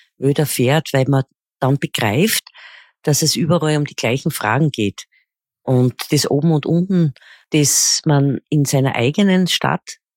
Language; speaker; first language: German; native; German